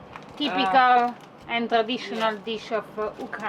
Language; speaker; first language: English; non-native, learner; Spanish